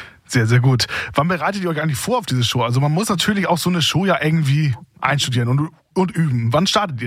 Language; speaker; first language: German; native; German